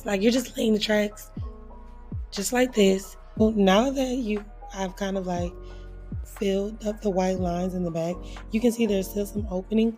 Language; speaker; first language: English; native; English